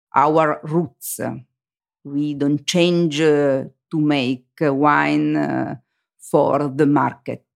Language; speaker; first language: English; non-native, learner; Italian